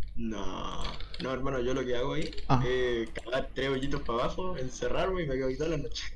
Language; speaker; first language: Spanish; native; Spanish